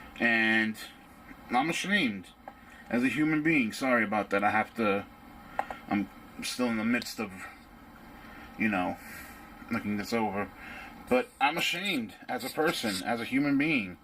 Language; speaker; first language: English; native; English